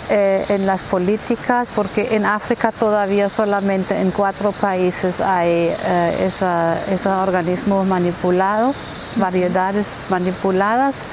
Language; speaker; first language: Spanish; non-native, fluent; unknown